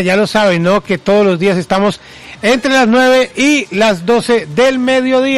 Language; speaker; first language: Spanish; native; Spanish